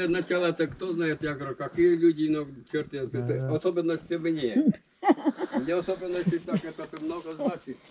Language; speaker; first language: Russian; non-native, local second language; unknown